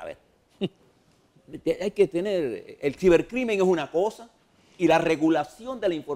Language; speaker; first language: Spanish; native; Spanish